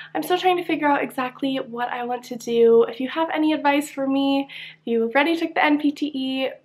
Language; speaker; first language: English; native; English